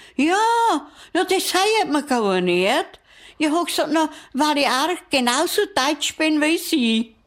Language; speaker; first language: Czech; non-native, local second language; German